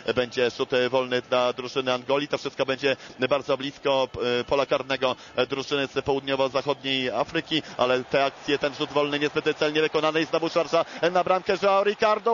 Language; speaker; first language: Polish; native; Polish